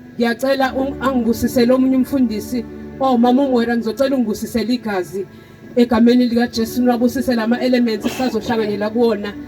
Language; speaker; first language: Zulu; native; Zulu